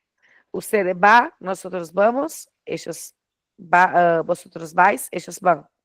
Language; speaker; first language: Spanish; non-native, fluent; Portuguese